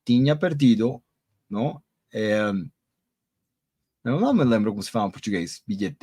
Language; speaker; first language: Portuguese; non-native, learner; Spanish